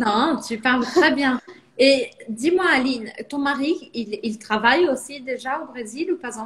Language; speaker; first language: French; non-native, fluent; Portuguese